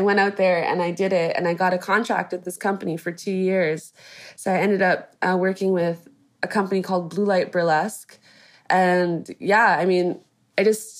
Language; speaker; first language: English; native; English